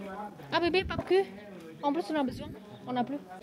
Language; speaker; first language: French; non-native, learner; Indonesian